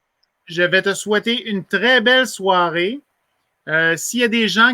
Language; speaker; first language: French; native; French